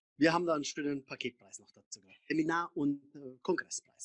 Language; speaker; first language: German; native; German